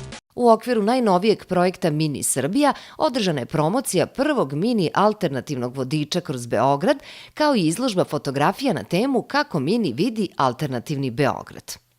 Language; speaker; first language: Serbian; native; Serbian